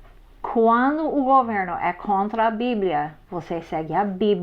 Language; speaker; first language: Portuguese; non-native, fluent; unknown